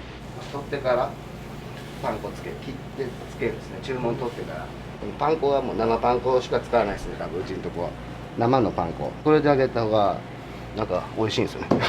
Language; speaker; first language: Japanese; native; Japanese